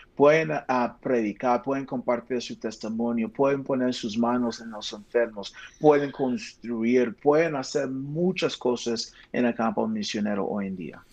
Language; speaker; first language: Spanish; non-native, fluent; English